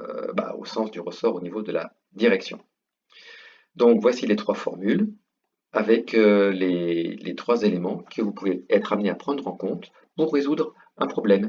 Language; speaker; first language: French; native; French